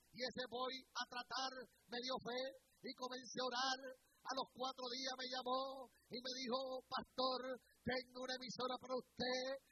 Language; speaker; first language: Spanish; native; Spanish